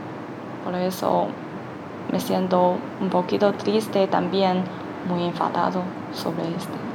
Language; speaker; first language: Spanish; non-native, learner; Chinese